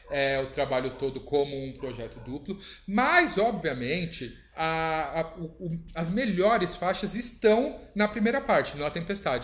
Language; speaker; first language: Portuguese; native; Portuguese